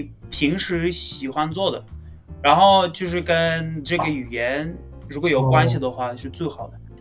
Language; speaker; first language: Chinese; non-native, fluent; Russian